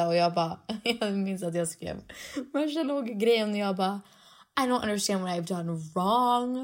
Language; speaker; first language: Swedish; native; Swedish